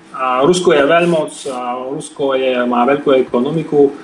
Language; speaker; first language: Slovak; non-native, fluent; Russian